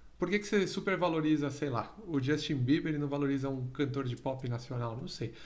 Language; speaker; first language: Portuguese; native; Portuguese